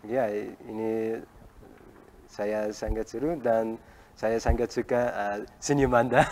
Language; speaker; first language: Indonesian; non-native, learner; Uzbek